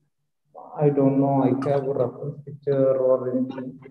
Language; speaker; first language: English; non-native, learner; Malayalam